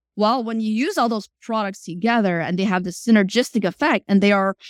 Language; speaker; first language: English; early bilingual, other home language; Chinese